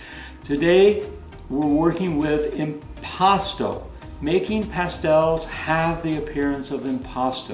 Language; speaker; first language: English; native; English